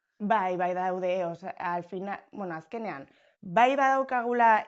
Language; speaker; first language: Basque; non-native, local second language; Spanish